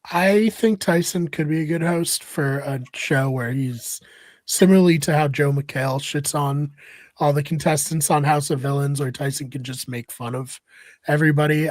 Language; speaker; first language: English; native; English